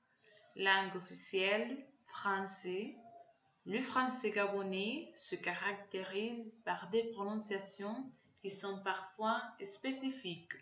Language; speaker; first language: French; non-native, learner; Spanish